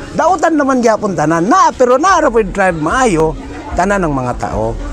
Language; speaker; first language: Cebuano; non-native, local second language; Tausug